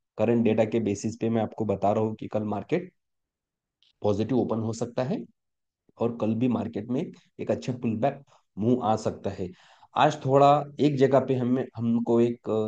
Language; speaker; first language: Hindi; non-native, local second language; Marathi